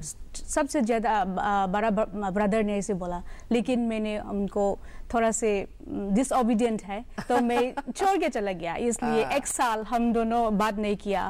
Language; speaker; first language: Hindi; non-native, local second language; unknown